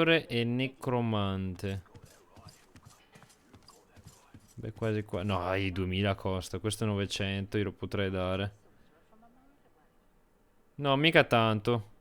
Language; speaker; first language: Italian; native; Italian